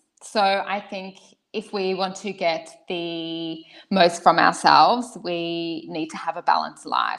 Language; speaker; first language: English; native; English